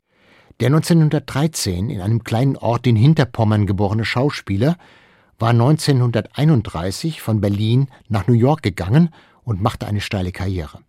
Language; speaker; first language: German; native; German